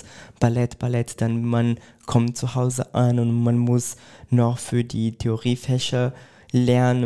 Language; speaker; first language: German; non-native, fluent; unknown